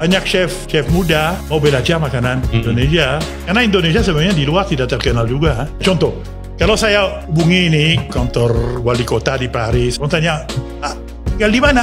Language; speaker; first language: Indonesian; non-native, fluent; French